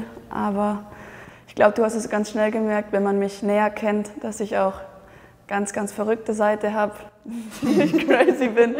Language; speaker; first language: German; native; German